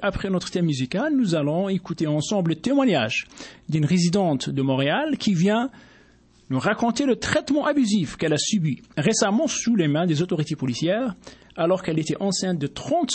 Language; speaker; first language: French; native; French